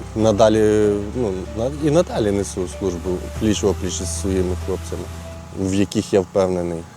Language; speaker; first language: Ukrainian; native; Ukrainian